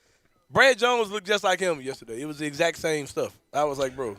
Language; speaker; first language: English; native; English